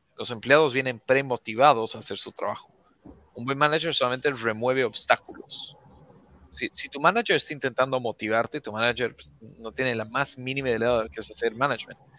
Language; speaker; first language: Spanish; native; Spanish